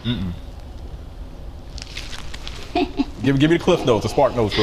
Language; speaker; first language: English; native; English